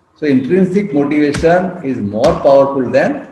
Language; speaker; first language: English; non-native, local second language; Gujarati